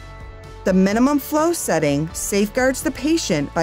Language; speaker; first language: English; native; English